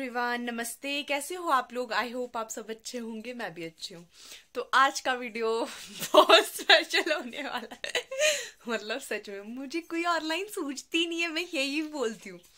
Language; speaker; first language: Hindi; native; Hindi